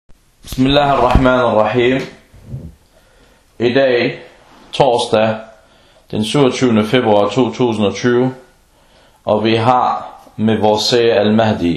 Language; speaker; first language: Danish; early bilingual, other home language; Arabic